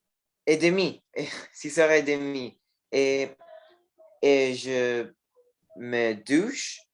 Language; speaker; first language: French; non-native, learner; Spanish